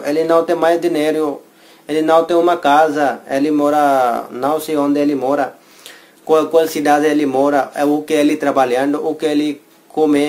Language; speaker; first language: Portuguese; non-native, learner; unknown